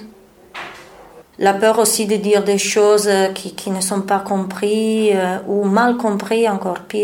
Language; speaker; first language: French; non-native, learner; Italian